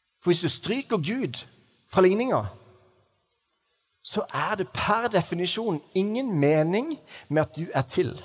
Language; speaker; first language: Norwegian; native; Norwegian